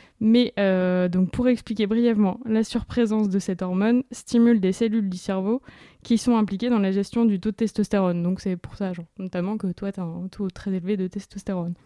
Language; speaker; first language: French; native; French